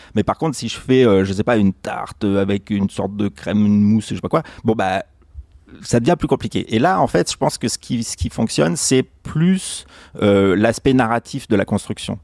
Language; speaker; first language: French; native; French